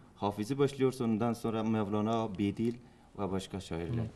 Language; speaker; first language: Turkish; non-native, fluent; Persian